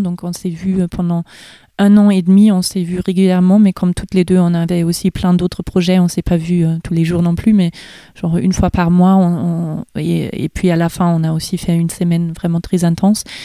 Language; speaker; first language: French; non-native, fluent; German